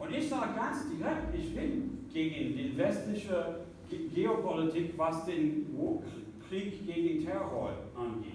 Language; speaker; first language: German; non-native, fluent; English